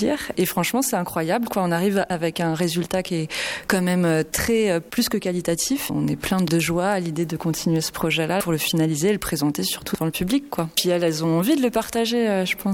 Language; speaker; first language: French; non-native, fluent; Ukrainian